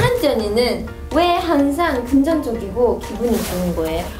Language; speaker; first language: Korean; non-native, fluent; Japanese